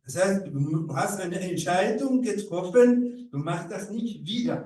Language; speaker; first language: German; non-native, learner; Rundi